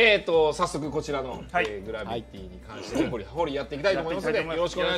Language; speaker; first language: Japanese; native; Japanese